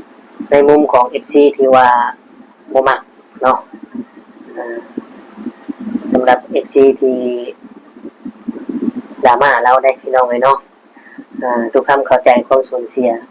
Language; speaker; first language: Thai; non-native, local second language; Lao